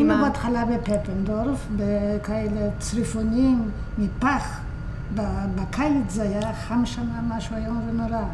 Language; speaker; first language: Hebrew; early bilingual, other home language; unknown